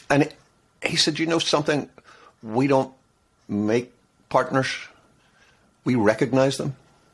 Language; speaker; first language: English; native; English